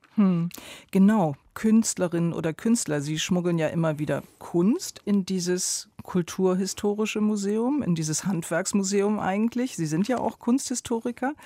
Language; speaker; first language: German; native; German